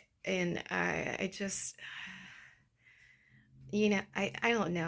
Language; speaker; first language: English; native; English